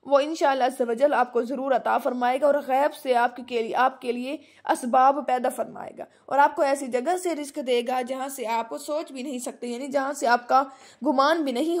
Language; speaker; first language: Urdu; native; Urdu